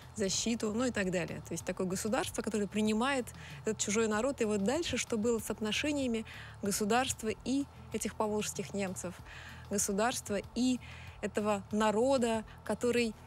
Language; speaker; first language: Russian; native; Russian